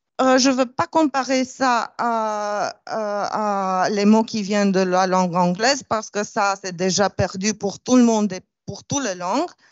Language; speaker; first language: French; non-native, fluent; Romanian